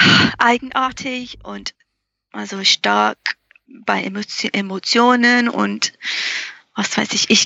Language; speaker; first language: German; non-native, fluent; English